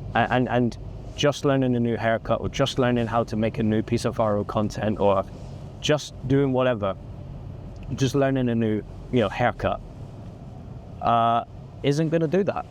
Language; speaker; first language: English; native; English